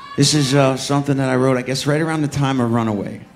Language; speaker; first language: English; native; English